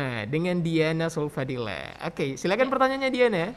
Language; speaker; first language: Indonesian; native; Indonesian